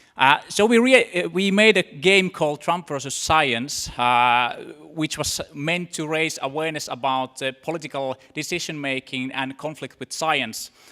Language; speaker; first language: English; non-native, fluent; Finnish